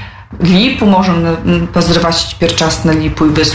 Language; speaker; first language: Polish; non-native, local second language; Belarusian